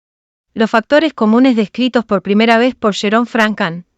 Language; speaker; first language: Spanish; native; Spanish